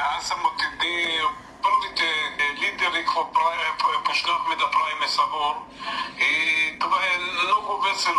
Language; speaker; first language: Bulgarian; early bilingual, heritage; Ladino